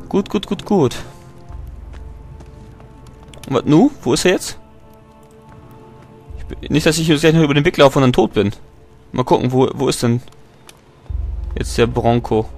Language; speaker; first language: German; native; German